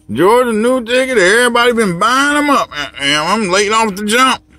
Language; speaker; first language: English; native; English